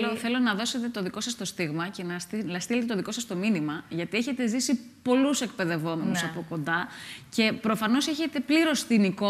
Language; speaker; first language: Greek; native; Greek